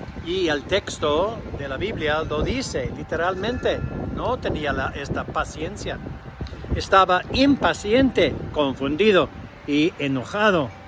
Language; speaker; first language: Spanish; non-native, fluent; English